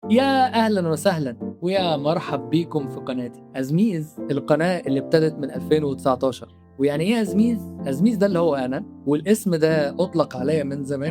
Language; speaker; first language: Arabic; native; Arabic